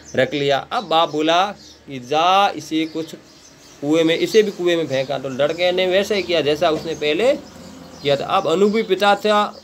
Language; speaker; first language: Hindi; native; Hindi